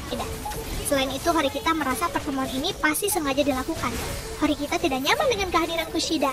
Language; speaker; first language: Indonesian; native; Indonesian